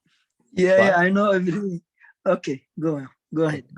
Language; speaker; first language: English; non-native, learner; Arabic